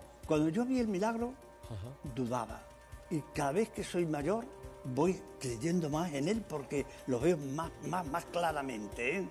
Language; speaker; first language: Spanish; native; Spanish